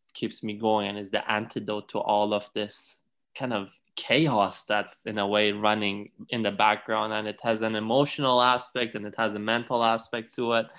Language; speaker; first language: English; non-native, fluent; Persian